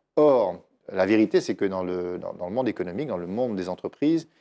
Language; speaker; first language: French; native; French